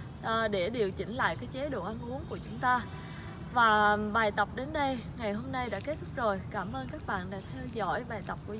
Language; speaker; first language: Vietnamese; native; Vietnamese